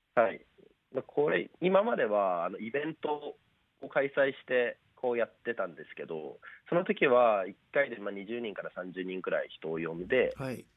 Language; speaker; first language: Japanese; native; Japanese